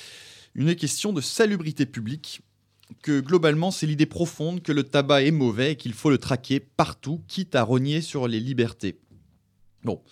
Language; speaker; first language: French; native; French